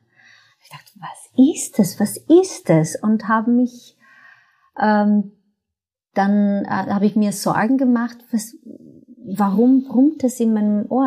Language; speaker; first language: German; non-native, fluent; Portuguese